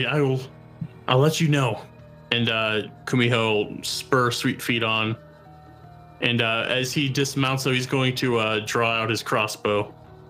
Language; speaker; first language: English; native; English